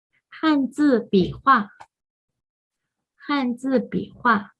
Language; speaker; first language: Chinese; non-native, fluent; Mongolian